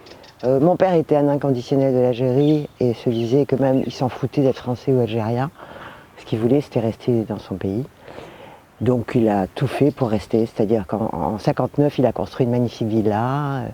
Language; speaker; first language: French; native; French